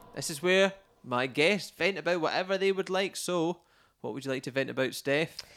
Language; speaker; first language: English; native; English